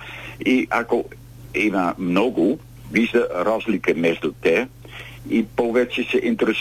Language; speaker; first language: Bulgarian; non-native, learner; Dutch